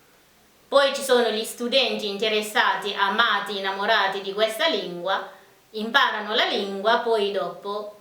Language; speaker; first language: Italian; non-native, fluent; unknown